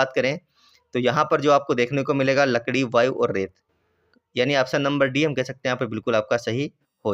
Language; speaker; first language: Hindi; native; Hindi